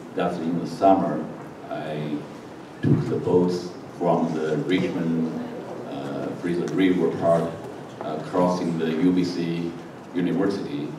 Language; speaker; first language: English; non-native, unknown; Chinese